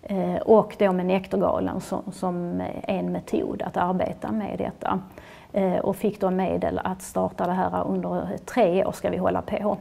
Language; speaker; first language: Swedish; native; Swedish